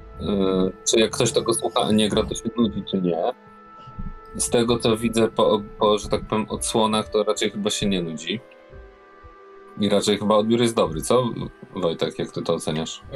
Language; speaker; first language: Polish; native; Polish